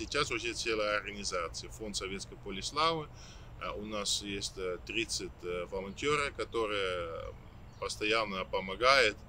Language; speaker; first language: Russian; non-native, fluent; Dutch